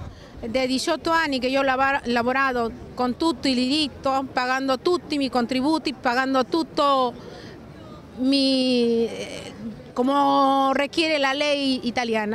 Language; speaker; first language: Italian; non-native, fluent; Spanish